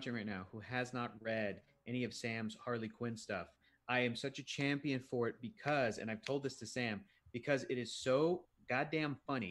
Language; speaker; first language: English; native; English